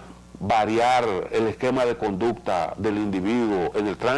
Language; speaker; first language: Spanish; native; Spanish